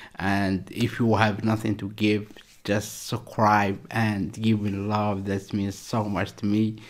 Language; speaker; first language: English; non-native, learner; Arabic